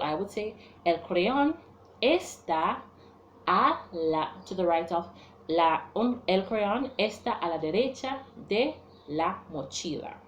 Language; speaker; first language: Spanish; non-native, fluent; English